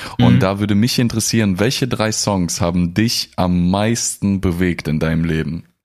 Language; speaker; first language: German; non-native, fluent; Russian